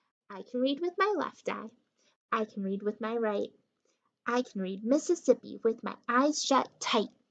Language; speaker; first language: English; native; English